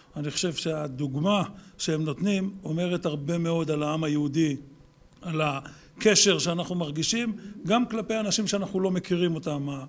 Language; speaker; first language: Hebrew; native; Hebrew